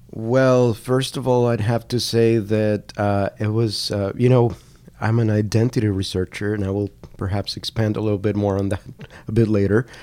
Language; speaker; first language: English; non-native, fluent; Spanish